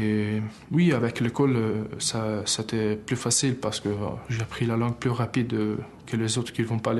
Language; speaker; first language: French; early bilingual, other home language; Albanian